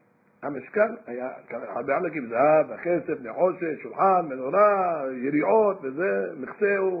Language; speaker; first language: Hebrew; non-native, fluent; English